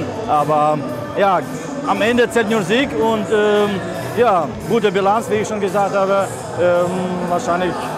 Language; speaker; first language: German; non-native, fluent; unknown